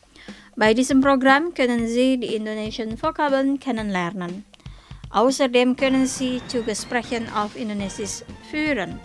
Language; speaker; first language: German; non-native, fluent; Indonesian